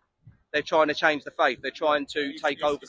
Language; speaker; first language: English; native; English